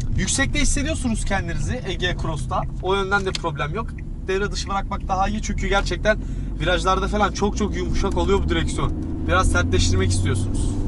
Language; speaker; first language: Turkish; native; Turkish